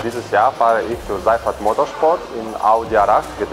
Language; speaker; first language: German; non-native, fluent; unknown